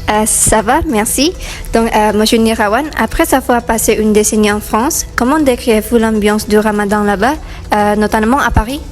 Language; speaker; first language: French; non-native, learner; Indonesian